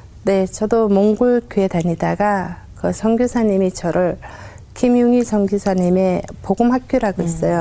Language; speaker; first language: Korean; non-native, fluent; Mongolian